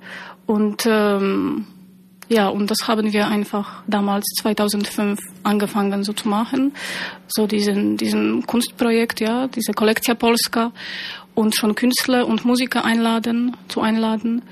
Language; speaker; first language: German; non-native, fluent; Polish